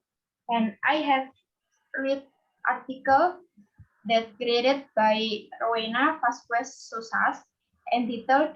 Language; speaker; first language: English; non-native, fluent; Indonesian